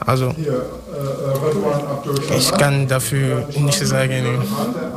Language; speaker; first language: German; non-native, learner; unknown